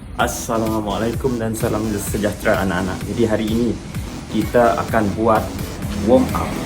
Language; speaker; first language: Malay; native; Malay